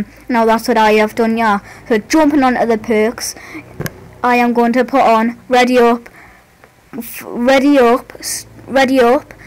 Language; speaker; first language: English; native; English